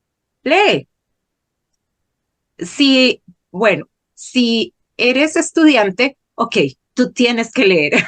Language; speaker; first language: Spanish; non-native, fluent; Portuguese